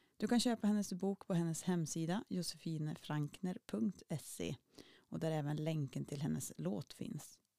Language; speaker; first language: Swedish; native; Swedish